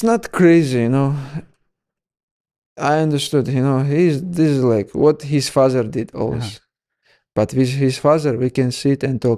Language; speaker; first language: English; non-native, learner; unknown